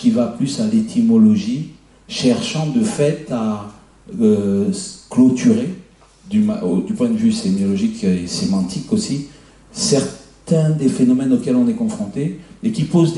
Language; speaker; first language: French; native; French